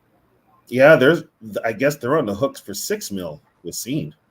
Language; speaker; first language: English; native; English